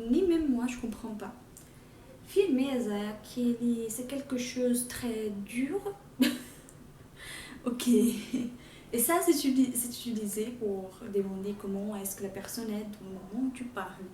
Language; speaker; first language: French; non-native, fluent; Portuguese